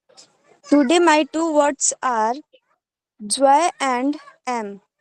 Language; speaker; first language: English; non-native, learner; Hindi